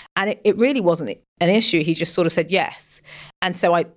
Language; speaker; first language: English; native; English